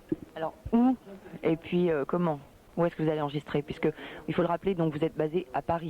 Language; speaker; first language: French; native; French